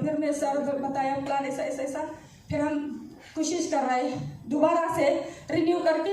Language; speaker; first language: Hindi; non-native, local second language; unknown